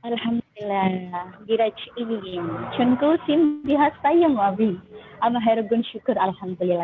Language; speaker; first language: Turkish; non-native, learner; Indonesian